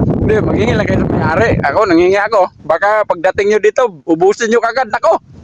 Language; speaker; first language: Filipino; non-native, local second language; Cebuano